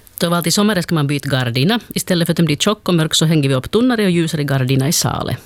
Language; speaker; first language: Swedish; native; Swedish